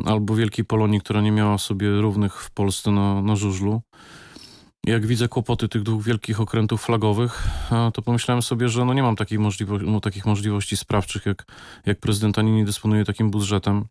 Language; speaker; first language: Polish; native; Polish